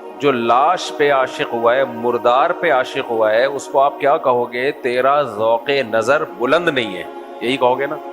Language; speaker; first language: Urdu; native; Urdu